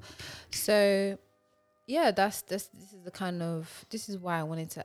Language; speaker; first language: English; native; English